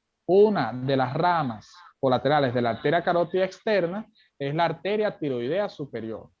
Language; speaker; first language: Spanish; native; Spanish